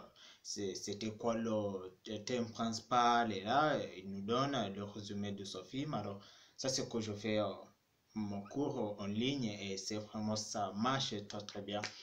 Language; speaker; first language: French; non-native, fluent; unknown